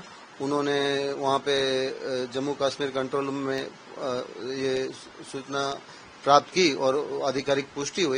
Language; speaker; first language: Hindi; non-native, local second language; Gujarati